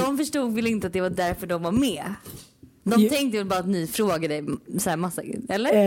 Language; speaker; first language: Swedish; native; Swedish